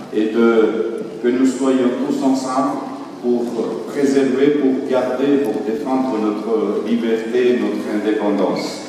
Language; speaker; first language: French; non-native, fluent; Georgian